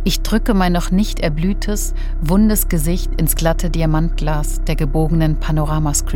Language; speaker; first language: German; native; German